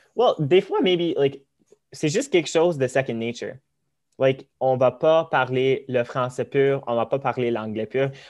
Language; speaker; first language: French; early bilingual, other home language; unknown